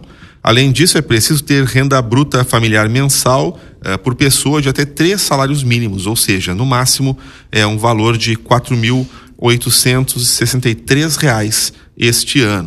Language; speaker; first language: Portuguese; native; Portuguese